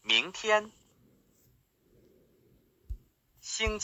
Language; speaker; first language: Chinese; non-native, learner; English